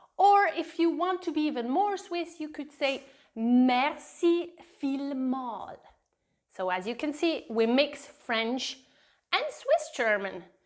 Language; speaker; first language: English; non-native, fluent; Swiss German